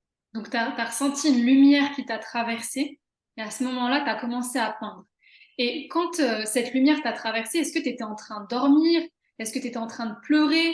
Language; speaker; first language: French; native; French